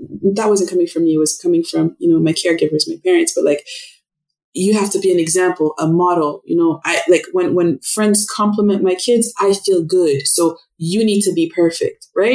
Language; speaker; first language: English; non-native, fluent; French